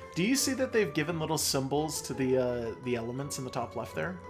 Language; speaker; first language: English; native; English